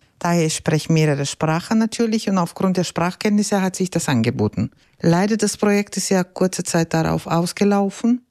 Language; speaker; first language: German; non-native, fluent; Russian